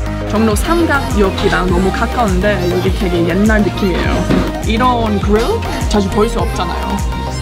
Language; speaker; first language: Korean; non-native, fluent; English